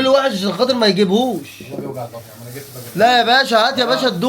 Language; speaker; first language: Arabic; native; Arabic